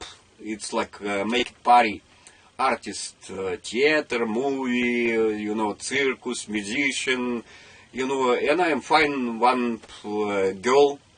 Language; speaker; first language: English; non-native, learner; Russian